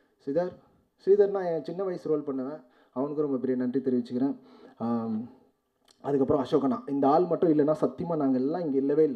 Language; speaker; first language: Tamil; native; Tamil